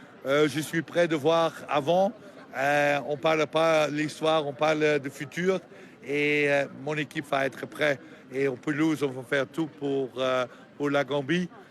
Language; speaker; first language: French; non-native, learner; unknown